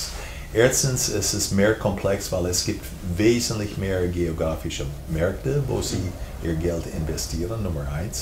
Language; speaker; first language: German; non-native, fluent; English